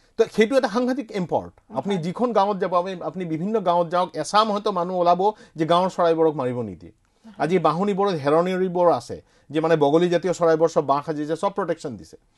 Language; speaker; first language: Assamese; non-native, local second language; Bangla